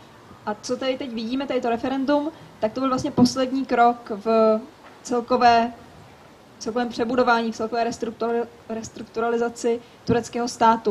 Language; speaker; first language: Czech; native; Czech